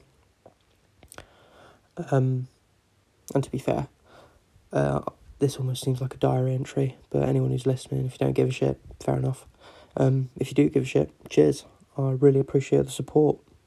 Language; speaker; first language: English; native; English